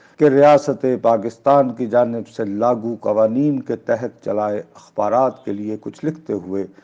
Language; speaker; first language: Urdu; non-native, local second language; Punjabi